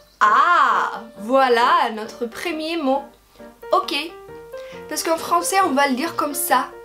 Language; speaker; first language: French; non-native, fluent; Portuguese